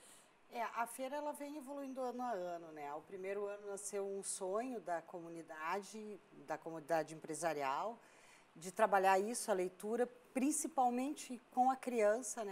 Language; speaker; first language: Portuguese; native; Portuguese